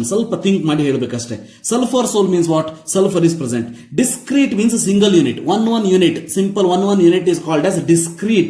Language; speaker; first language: English; non-native, local second language; Kannada